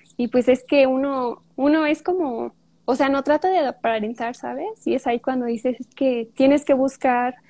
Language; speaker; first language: Spanish; native; Spanish